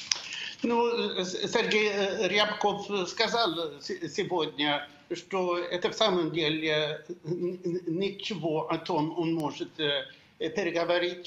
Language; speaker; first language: Russian; non-native, fluent; Swedish